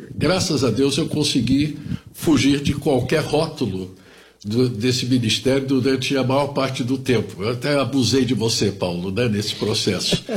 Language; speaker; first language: Portuguese; early bilingual, other home language; German